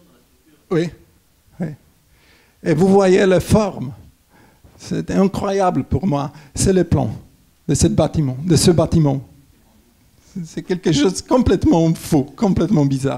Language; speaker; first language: French; non-native, fluent; Polish